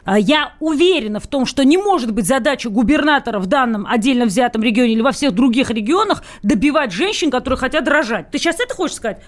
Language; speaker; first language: Russian; native; Russian